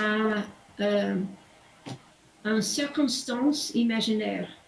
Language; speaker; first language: French; non-native, learner; English